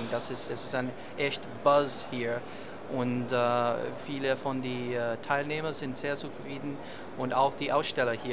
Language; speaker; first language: German; non-native, learner; English